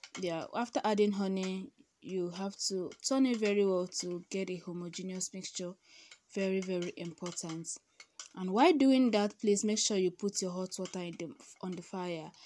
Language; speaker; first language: English; non-native, local second language; Igbo